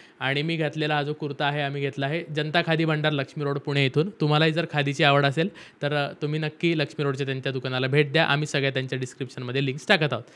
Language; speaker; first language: Marathi; native; Marathi